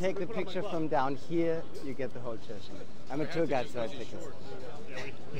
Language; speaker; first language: English; non-native, fluent; German